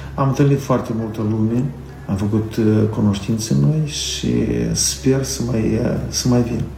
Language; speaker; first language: Romanian; native; Romanian